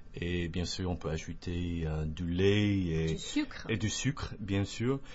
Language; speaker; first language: French; non-native, fluent; English